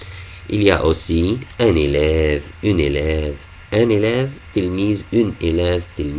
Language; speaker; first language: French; non-native, fluent; Arabic